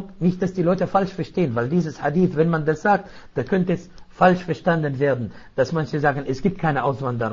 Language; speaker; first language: German; non-native, fluent; Arabic